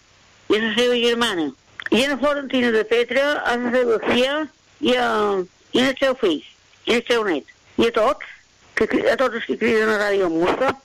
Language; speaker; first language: Catalan; native; Catalan